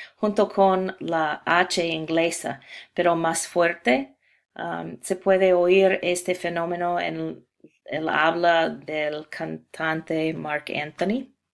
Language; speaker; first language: Spanish; non-native, fluent; English